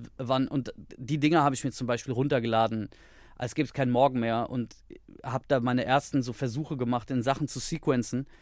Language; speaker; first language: German; early bilingual, heritage; Greek